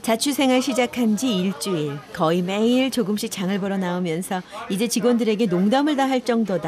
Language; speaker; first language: Korean; native; Korean